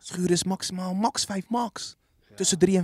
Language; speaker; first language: Dutch; early bilingual, other home language; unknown